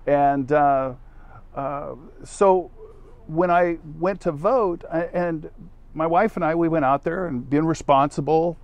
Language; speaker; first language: English; native; English